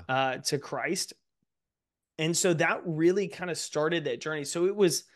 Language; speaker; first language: English; native; English